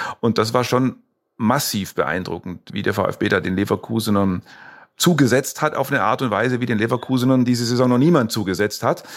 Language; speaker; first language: German; native; German